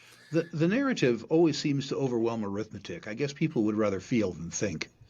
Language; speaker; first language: English; native; English